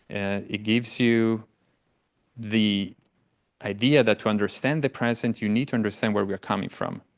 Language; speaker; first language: English; non-native, fluent; Italian